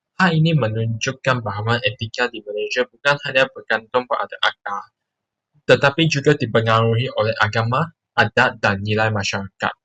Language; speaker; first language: Malay; non-native, local second language; Chinese